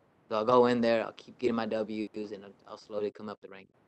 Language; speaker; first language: English; early bilingual, other home language; Spanish